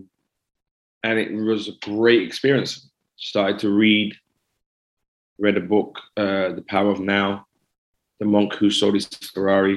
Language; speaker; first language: English; native; English